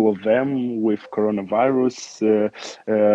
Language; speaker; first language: English; non-native, learner; Romanian